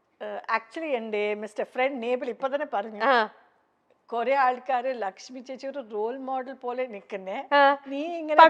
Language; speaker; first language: Malayalam; non-native, fluent; Kannada